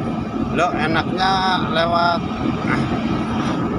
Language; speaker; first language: Indonesian; non-native, local second language; Javanese